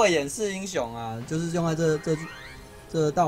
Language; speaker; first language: Chinese; native; Chinese